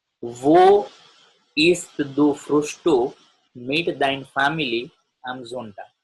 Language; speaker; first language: German; non-native, learner; Gujarati